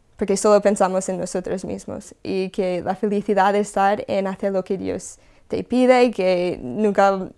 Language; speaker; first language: Spanish; non-native, fluent; English